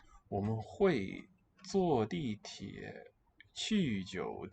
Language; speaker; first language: Chinese; non-native, learner; English